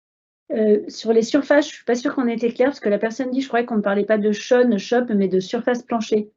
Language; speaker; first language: French; native; French